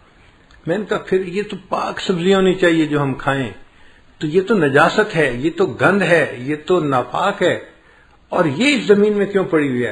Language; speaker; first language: Urdu; native; Urdu